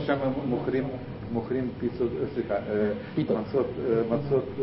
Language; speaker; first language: Hebrew; non-native, fluent; Russian